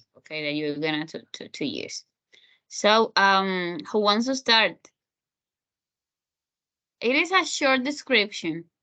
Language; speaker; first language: English; non-native, fluent; Spanish